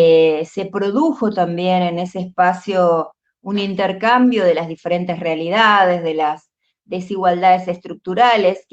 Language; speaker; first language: Spanish; native; Spanish